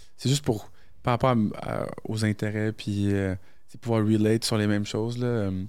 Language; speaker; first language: French; early bilingual, other home language; Arabic